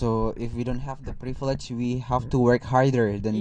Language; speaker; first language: English; non-native, fluent; Indonesian